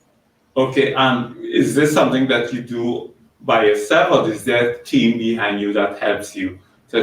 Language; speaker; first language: English; native; English